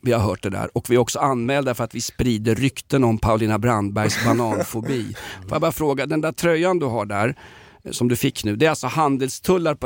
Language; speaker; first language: Swedish; native; Swedish